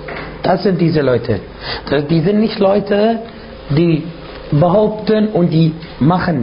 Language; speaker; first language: German; non-native, fluent; Arabic